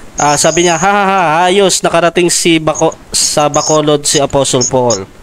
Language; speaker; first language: Filipino; non-native, local second language; Hiligaynon